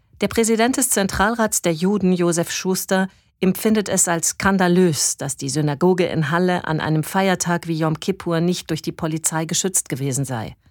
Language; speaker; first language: German; native; German